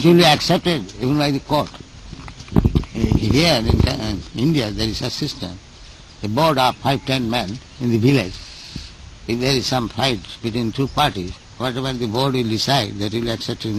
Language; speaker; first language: English; non-native, local second language; Bangla